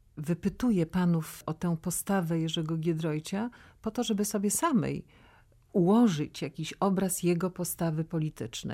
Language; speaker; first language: Polish; native; Polish